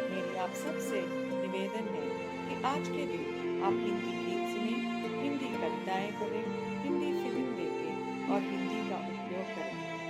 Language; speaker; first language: Hindi; non-native, local second language; Malayalam